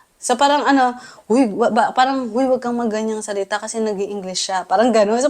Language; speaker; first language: Filipino; native; Filipino